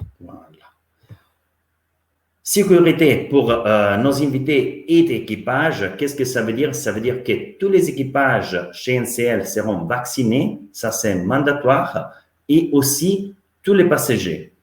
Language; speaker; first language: French; non-native, fluent; Italian